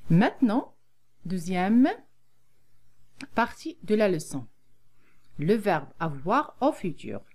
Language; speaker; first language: French; non-native, local second language; Arabic